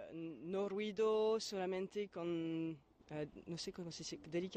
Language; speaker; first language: Spanish; non-native, fluent; French